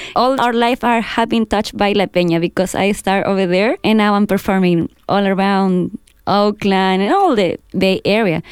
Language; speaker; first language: English; non-native, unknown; Spanish